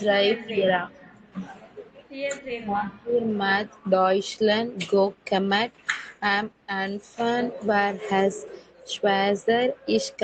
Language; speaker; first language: German; non-native, learner; Tamil